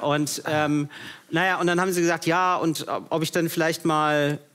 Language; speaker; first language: German; native; German